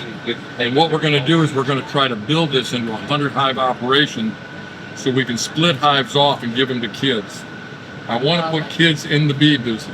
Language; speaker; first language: English; native; English